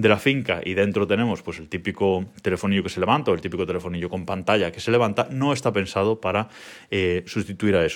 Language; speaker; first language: Spanish; native; Spanish